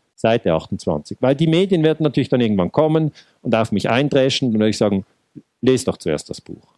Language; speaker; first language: German; native; German